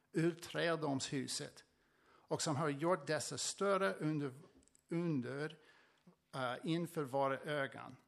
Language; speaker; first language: Swedish; non-native, fluent; English